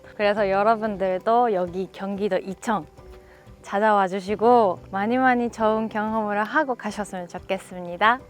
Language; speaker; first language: Korean; non-native, fluent; Japanese